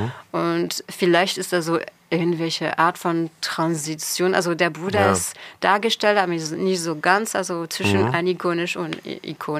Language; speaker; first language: German; non-native, fluent; French